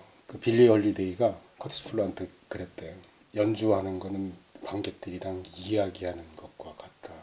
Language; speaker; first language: Korean; native; Korean